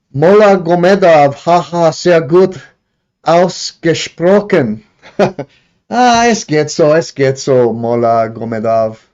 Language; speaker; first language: German; non-native, learner; English